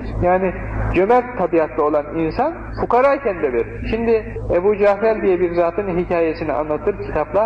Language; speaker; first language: Turkish; native; Turkish